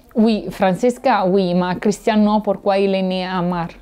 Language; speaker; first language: French; non-native, learner; Italian